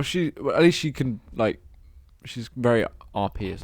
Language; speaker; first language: English; native; English